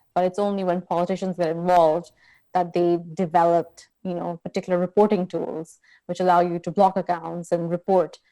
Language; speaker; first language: English; non-native, local second language; Urdu